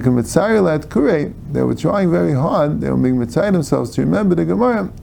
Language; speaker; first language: English; native; English